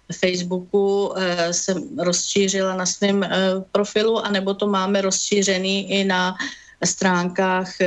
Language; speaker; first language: Czech; native; Czech